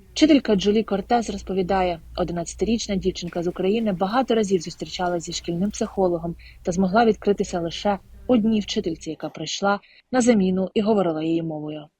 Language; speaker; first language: Ukrainian; native; Ukrainian